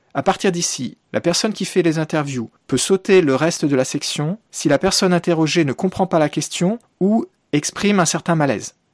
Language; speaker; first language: French; native; French